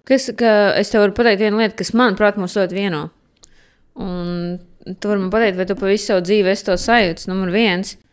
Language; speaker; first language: Latvian; native; Latvian